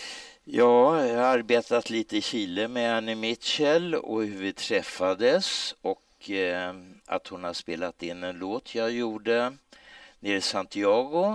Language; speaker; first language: Swedish; native; Swedish